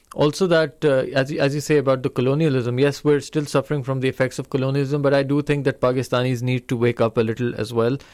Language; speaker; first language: English; non-native, local second language; Urdu